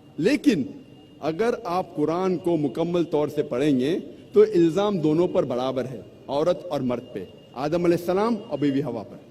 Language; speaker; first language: Urdu; non-native, local second language; Konkani